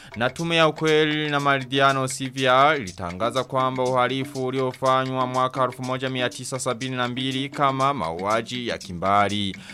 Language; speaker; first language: Swahili; non-native, local second language; Rundi